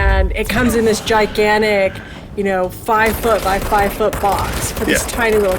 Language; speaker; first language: English; native; English